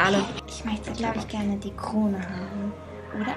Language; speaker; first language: German; native; German